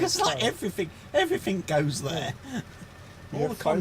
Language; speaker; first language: English; native; English